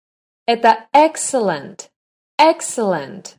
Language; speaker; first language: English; non-native, fluent; Russian